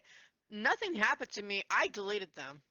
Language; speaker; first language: English; native; English